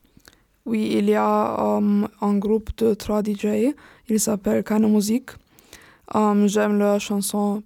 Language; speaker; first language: French; non-native, learner; German